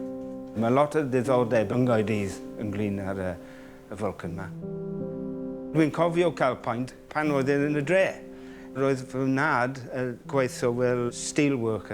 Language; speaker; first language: Welsh; non-native, local second language; English